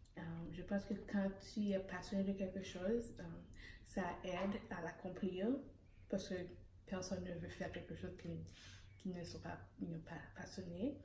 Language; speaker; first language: French; early bilingual, heritage; Haitian Creole